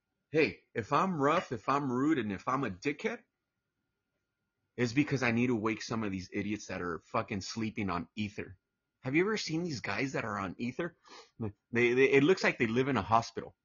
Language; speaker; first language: English; early bilingual, other home language; Spanish